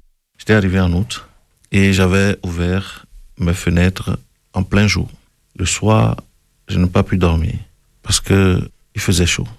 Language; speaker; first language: French; non-native, local second language; Ewe